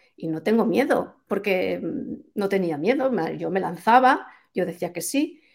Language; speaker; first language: Spanish; native; Spanish